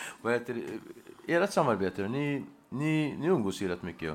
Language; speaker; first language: Swedish; native; Swedish